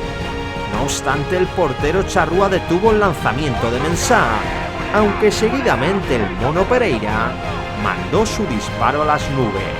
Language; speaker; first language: Spanish; native; Spanish